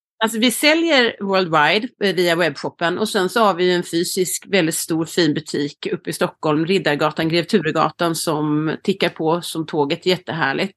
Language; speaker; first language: Swedish; native; Swedish